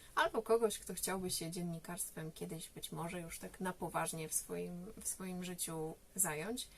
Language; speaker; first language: Polish; native; Polish